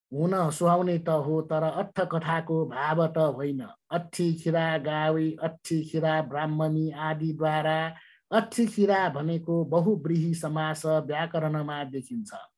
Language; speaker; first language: Nepali; non-native, local second language; Newari